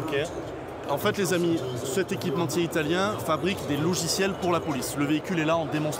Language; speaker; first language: French; native; French